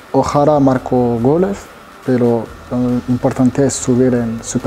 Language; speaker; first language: Spanish; non-native, fluent; French